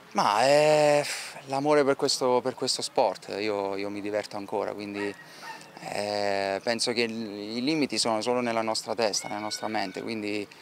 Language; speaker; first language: Italian; native; Italian